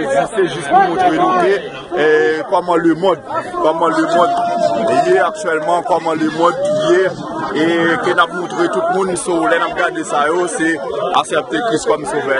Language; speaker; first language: French; non-native, local second language; Haitian Creole